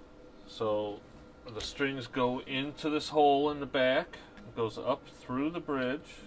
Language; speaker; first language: English; native; English